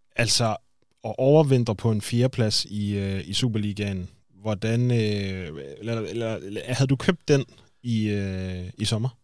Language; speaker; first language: Danish; native; Danish